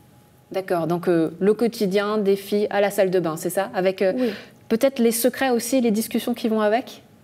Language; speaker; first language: French; native; French